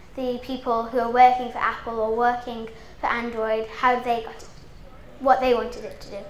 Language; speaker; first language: English; native; English